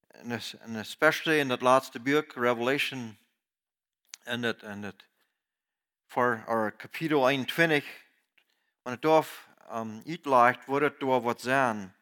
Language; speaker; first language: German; non-native, learner; Plautdietsch